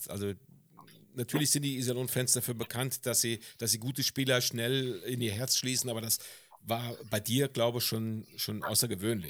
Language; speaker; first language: German; native; German